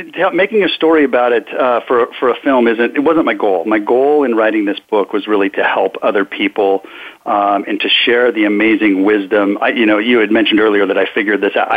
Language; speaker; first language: English; native; English